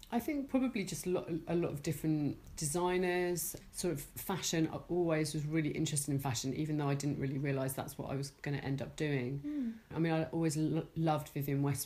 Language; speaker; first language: English; native; English